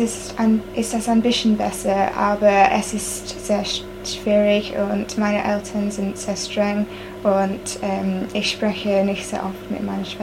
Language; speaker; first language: German; non-native, learner; English